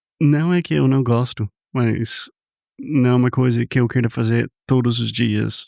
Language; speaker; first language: Portuguese; non-native, fluent; English